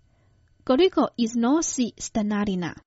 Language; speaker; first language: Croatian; non-native, fluent; Chinese